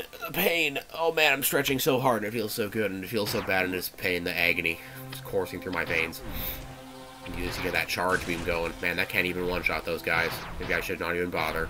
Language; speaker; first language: English; native; English